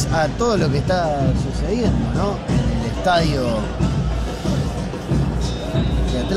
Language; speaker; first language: Spanish; native; Spanish